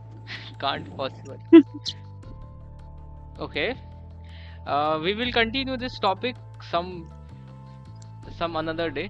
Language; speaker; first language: English; non-native, local second language; Hindi